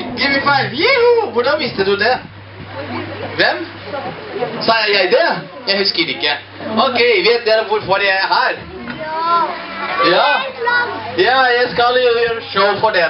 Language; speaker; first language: Norwegian; non-native, learner; Portuguese